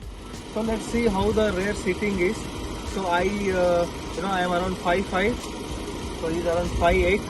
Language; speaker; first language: English; non-native, local second language; Kannada